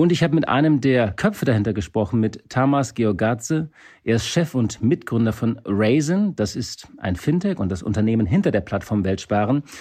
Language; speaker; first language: German; native; German